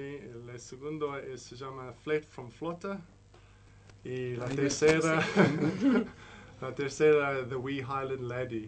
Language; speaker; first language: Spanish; non-native, learner; English